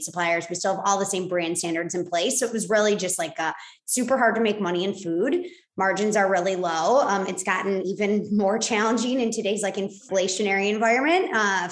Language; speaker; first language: English; native; English